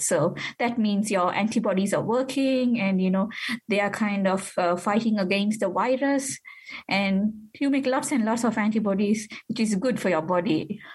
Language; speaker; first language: English; non-native, local second language; Tamil